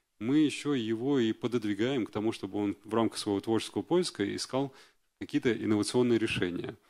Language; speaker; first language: Russian; native; Russian